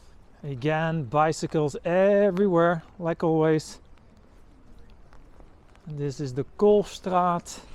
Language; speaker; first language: English; non-native, fluent; Dutch